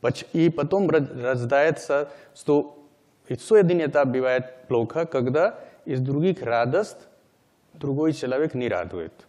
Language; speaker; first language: Russian; non-native, learner; Hindi